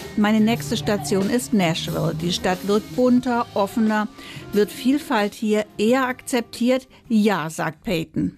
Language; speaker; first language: German; native; German